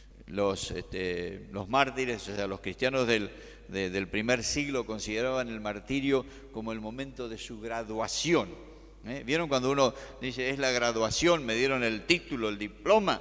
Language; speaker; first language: Spanish; native; Spanish